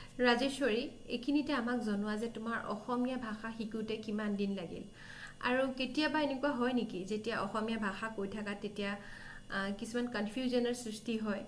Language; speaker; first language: Assamese; native; Assamese